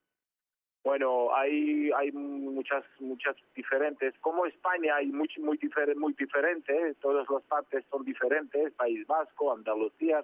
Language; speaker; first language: Spanish; non-native, fluent; Georgian